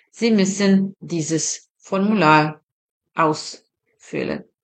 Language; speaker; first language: German; non-native, fluent; Serbian